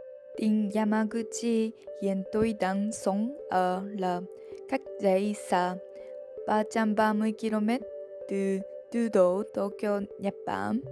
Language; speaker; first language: Vietnamese; non-native, learner; Japanese